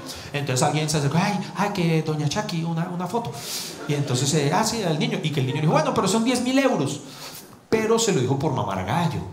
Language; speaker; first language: Spanish; native; Spanish